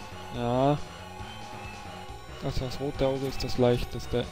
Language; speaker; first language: German; native; German